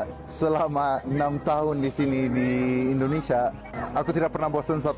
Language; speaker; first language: Indonesian; non-native, fluent; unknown